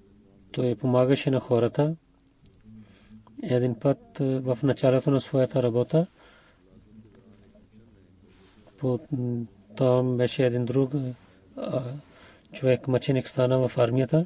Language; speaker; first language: Bulgarian; non-native, fluent; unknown